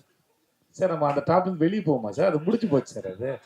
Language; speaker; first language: Tamil; native; Tamil